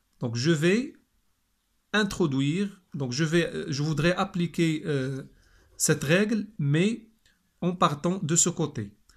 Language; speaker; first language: French; non-native, local second language; Arabic